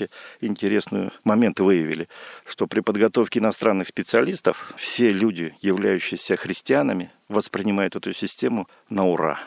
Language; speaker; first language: Russian; native; Russian